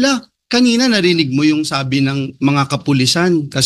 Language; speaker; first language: Filipino; native; Filipino